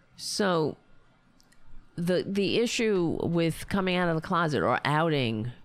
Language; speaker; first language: English; native; English